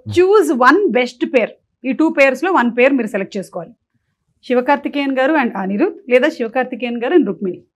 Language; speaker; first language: Telugu; non-native, local second language; Malayalam